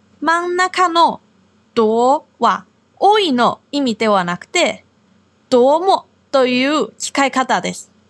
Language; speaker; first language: Japanese; non-native, fluent; Chinese